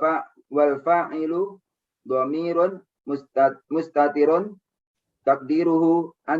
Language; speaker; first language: Arabic; non-native, learner; Indonesian